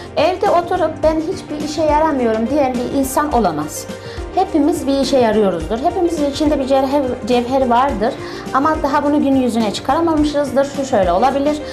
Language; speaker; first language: Turkish; early bilingual, heritage; Turkish